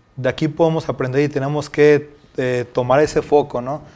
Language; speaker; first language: Spanish; native; Spanish